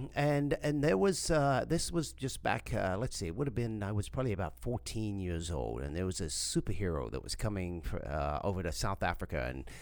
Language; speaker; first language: English; native; English